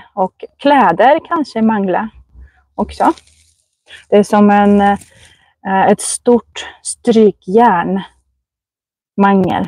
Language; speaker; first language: Swedish; non-native, fluent; Russian